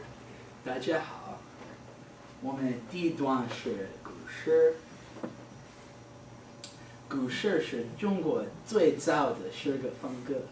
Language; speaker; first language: Chinese; non-native, learner; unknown